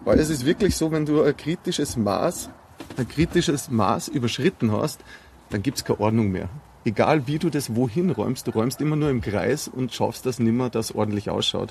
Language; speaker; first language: German; native; German